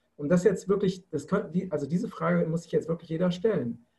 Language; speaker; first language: German; native; German